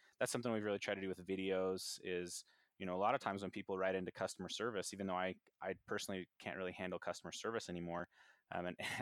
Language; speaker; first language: English; native; English